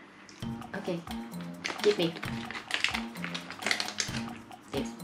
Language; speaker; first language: English; non-native, learner; Thai